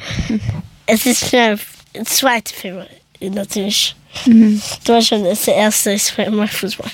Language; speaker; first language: German; early bilingual, other home language; Persian